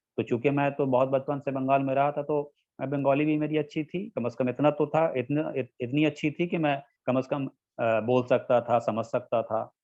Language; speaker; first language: Hindi; non-native, local second language; Urdu